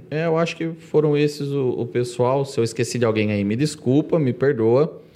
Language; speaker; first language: Portuguese; native; Portuguese